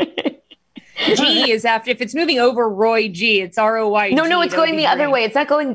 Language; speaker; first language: English; native; English